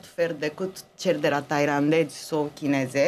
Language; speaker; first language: Romanian; non-native, learner; Japanese